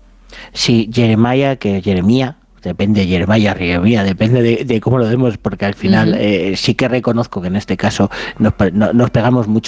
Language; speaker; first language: Spanish; native; Spanish